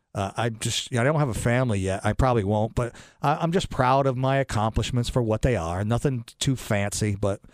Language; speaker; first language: English; native; English